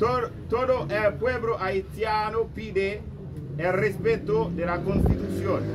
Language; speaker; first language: Spanish; non-native, fluent; Haitian Creole